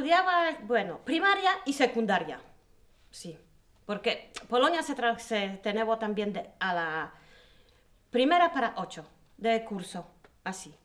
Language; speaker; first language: Spanish; non-native, learner; Polish